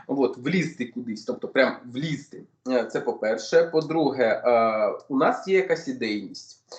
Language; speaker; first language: Ukrainian; non-native, local second language; Russian